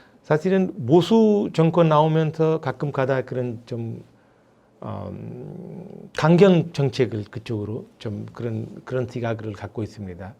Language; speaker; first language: Korean; non-native, fluent; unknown